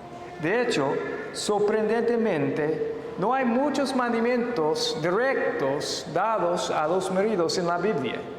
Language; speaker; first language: Spanish; non-native, fluent; English